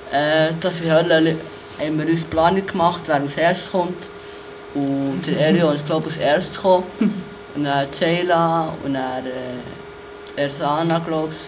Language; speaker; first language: German; early bilingual, other home language; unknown